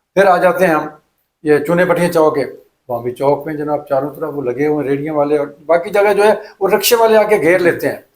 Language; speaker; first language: Urdu; non-native, local second language; Punjabi